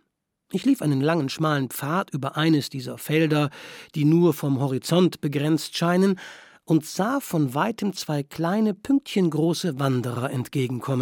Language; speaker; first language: German; native; German